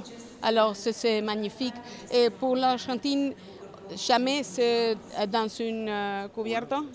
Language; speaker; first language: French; non-native, learner; Spanish